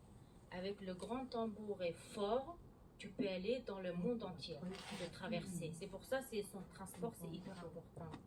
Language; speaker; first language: French; non-native, learner; Mongolian